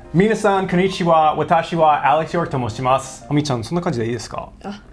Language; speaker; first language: Japanese; non-native, fluent; English